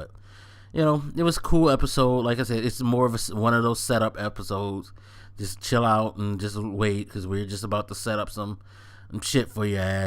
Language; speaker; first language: English; native; English